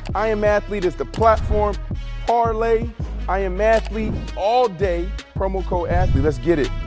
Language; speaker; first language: English; native; English